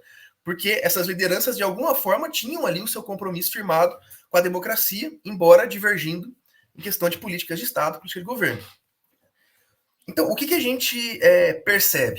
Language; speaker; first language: Portuguese; native; Portuguese